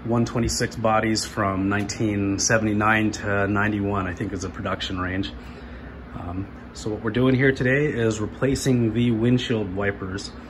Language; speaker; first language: English; native; English